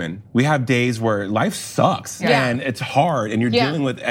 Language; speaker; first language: English; native; English